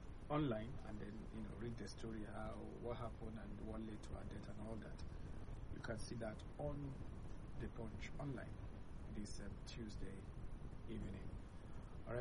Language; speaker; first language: English; non-native, local second language; Yoruba